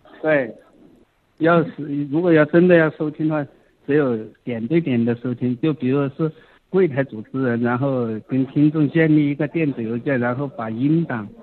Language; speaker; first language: Chinese; native; Chinese